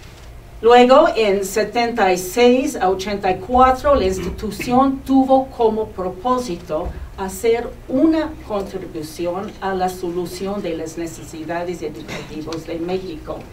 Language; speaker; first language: Spanish; non-native, fluent; English